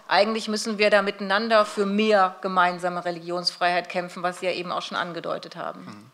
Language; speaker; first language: German; native; German